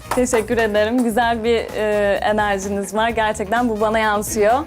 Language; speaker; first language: Turkish; native; Turkish